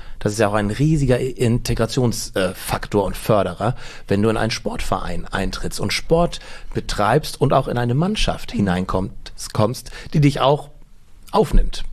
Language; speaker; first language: German; native; German